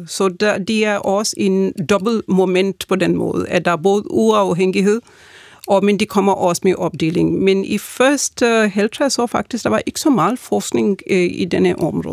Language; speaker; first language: Danish; non-native, fluent; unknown